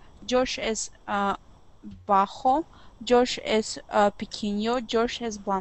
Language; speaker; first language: Spanish; non-native, learner; Russian